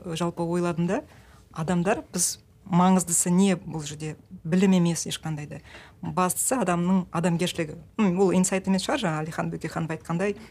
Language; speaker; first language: Kazakh; native; Kazakh